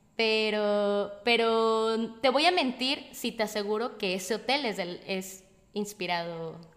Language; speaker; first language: Spanish; native; Spanish